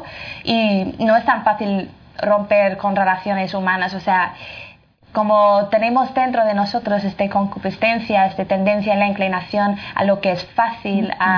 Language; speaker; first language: Spanish; non-native, fluent; French